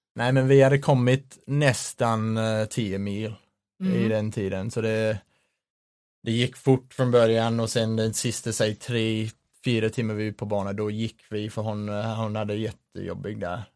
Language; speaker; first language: Swedish; non-native, learner; English